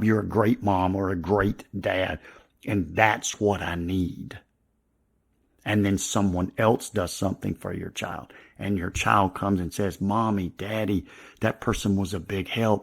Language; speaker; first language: English; native; English